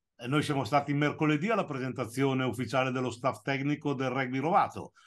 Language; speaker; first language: Italian; native; Italian